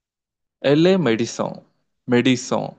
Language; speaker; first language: French; non-native, learner; Telugu